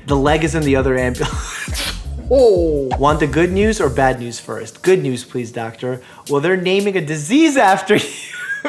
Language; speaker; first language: English; native; English